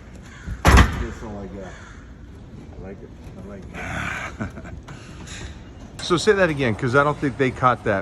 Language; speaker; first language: English; native; English